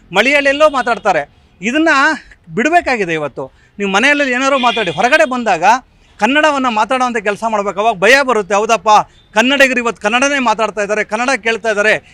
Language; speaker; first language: Kannada; native; Kannada